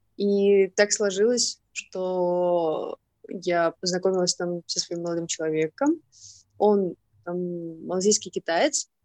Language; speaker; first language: Russian; native; Russian